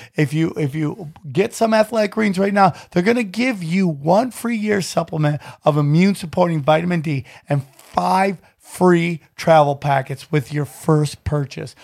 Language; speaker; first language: English; native; English